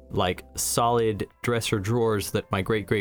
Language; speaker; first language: English; native; English